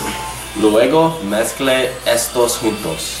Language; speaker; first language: Spanish; non-native, learner; English